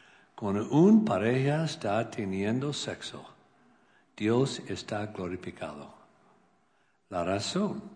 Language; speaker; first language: Spanish; non-native, learner; English